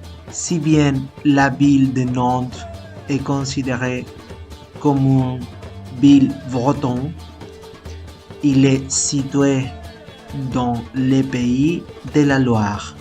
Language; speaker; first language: French; non-native, learner; Spanish